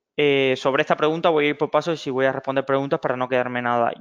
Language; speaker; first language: Spanish; native; Spanish